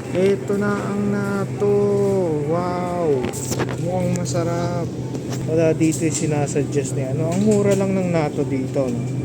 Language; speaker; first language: Filipino; native; Filipino